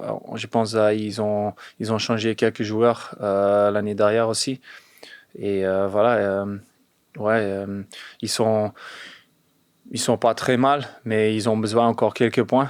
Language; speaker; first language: French; non-native, fluent; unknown